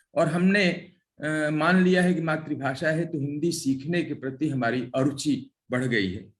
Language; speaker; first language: Hindi; native; Hindi